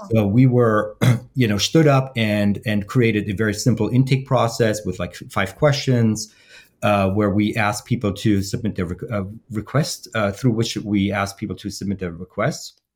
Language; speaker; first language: English; non-native, fluent; German